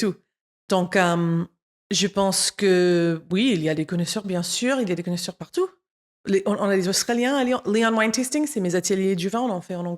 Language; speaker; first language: French; non-native, fluent; English